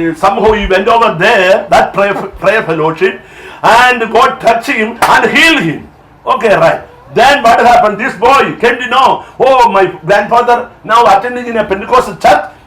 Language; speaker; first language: English; non-native, local second language; Malayalam